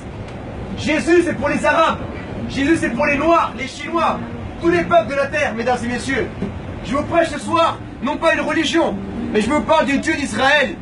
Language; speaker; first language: French; native; French